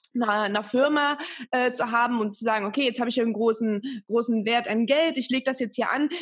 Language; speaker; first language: German; native; German